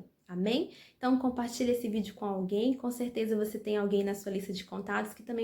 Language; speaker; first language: Portuguese; native; Portuguese